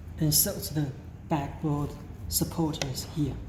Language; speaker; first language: English; non-native, learner; Chinese